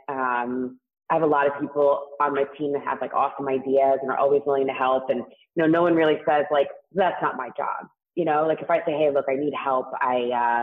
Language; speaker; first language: English; native; English